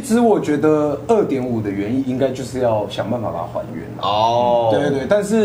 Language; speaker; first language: Chinese; native; Chinese